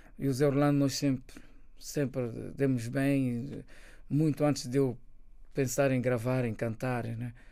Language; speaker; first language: Portuguese; non-native, local second language; Kabuverdianu